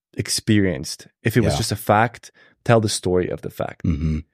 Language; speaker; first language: English; non-native, fluent; German